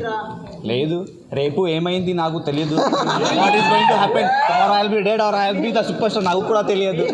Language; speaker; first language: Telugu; non-native, local second language; Hindi